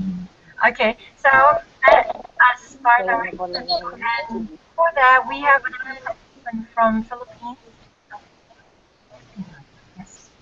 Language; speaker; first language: English; non-native, learner; Korean